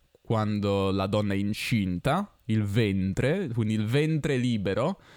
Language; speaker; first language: Italian; native; Italian